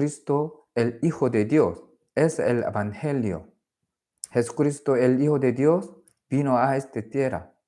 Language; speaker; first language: Spanish; non-native, learner; Korean